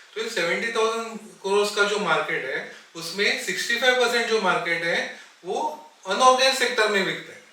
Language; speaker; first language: Hindi; non-native, local second language; Marathi